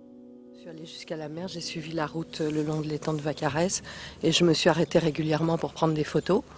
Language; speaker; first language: French; native; French